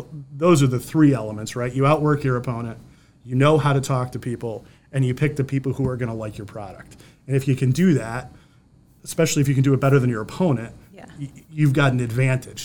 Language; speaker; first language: English; native; English